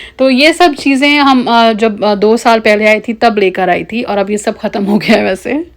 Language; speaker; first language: Urdu; native; Urdu